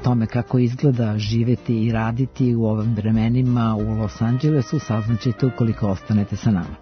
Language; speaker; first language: Serbian; native; Serbian